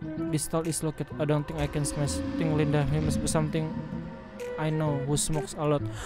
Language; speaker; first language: English; non-native, learner; Indonesian